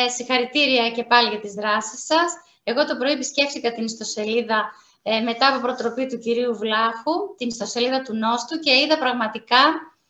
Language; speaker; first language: Greek; native; Greek